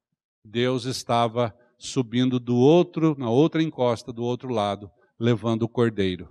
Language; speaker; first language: Portuguese; native; Portuguese